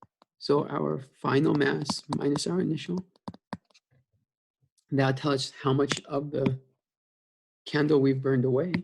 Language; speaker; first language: English; native; English